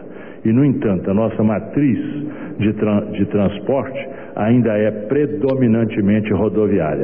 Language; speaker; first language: Portuguese; native; Portuguese